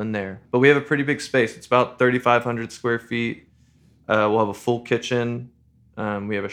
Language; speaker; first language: English; native; English